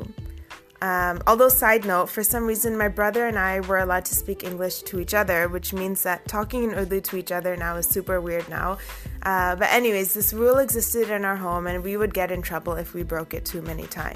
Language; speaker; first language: English; early bilingual, other home language; Urdu